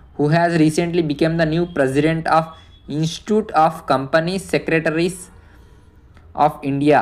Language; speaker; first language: English; non-native, local second language; Telugu